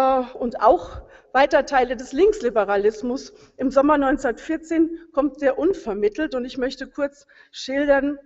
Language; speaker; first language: German; native; German